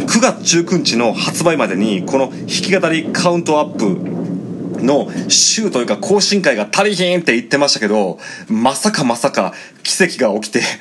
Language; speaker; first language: Japanese; native; Japanese